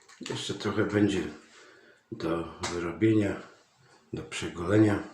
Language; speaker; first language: Polish; native; Polish